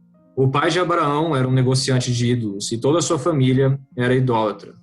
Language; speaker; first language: Portuguese; native; Portuguese